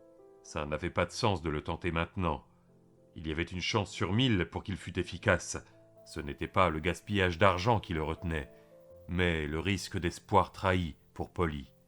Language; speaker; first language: French; native; French